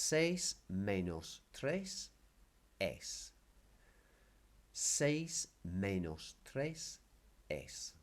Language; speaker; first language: Spanish; non-native, fluent; English